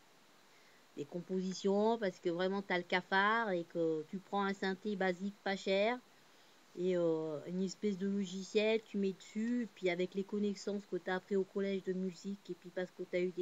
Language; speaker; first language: French; native; French